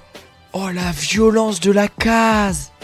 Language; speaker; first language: French; native; French